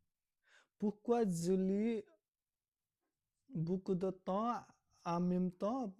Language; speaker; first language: French; non-native, learner; Nepali